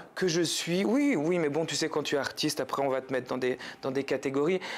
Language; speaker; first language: French; native; French